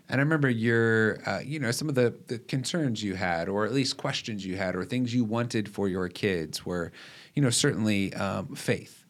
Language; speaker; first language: English; native; English